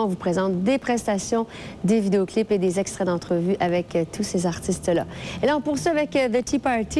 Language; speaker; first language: French; native; French